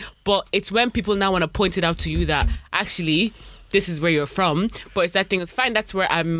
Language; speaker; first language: English; native; English